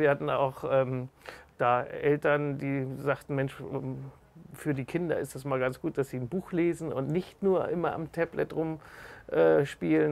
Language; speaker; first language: German; native; German